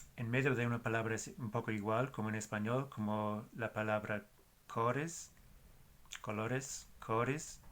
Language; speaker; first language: Spanish; non-native, fluent; English